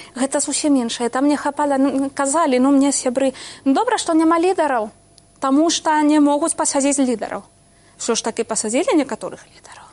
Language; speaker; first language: Belarusian; non-native, fluent; Spanish